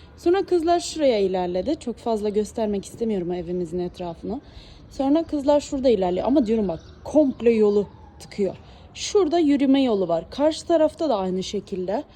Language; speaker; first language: Turkish; early bilingual, heritage; Turkish